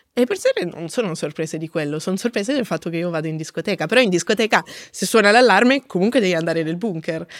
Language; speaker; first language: Italian; native; Italian